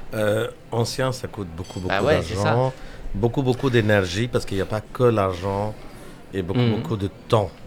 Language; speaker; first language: French; non-native, fluent; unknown